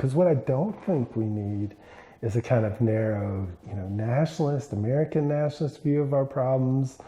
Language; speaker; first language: English; native; English